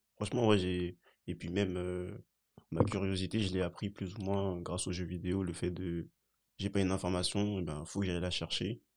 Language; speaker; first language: French; early bilingual, other home language; Haitian Creole